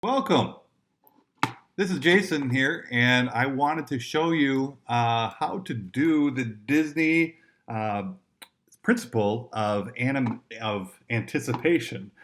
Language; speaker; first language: English; native; English